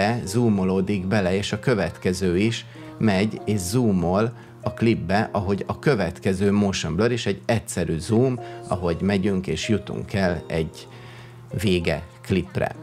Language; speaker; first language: Hungarian; native; Hungarian